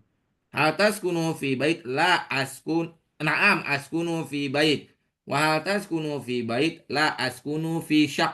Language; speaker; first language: Arabic; non-native, fluent; Indonesian